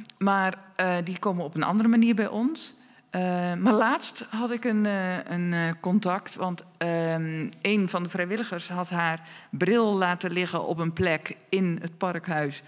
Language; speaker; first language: Dutch; native; Dutch